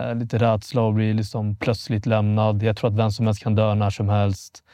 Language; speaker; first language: Swedish; early bilingual, other home language; Amharic